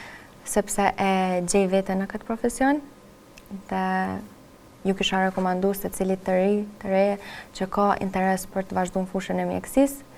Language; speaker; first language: Albanian; native; Albanian